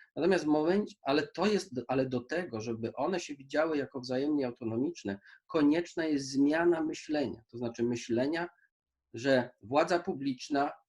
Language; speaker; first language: Polish; native; Polish